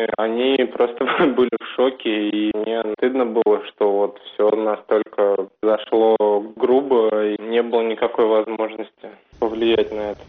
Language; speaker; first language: Russian; native; Russian